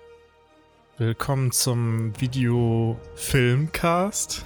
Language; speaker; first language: German; native; German